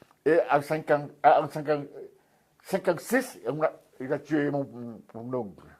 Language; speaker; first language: French; non-native, fluent; Vietnamese